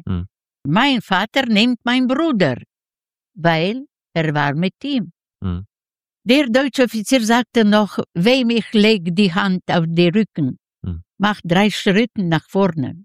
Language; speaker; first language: German; non-native, learner; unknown